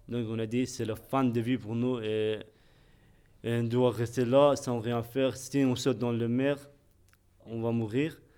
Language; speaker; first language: French; non-native, fluent; Persian